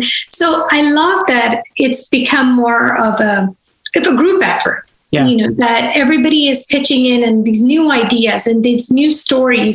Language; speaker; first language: English; non-native, local second language; Gujarati